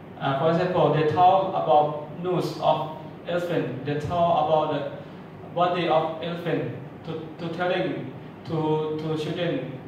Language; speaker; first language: English; non-native, learner; Thai